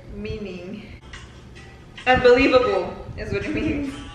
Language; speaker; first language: English; early bilingual, other home language; Spanish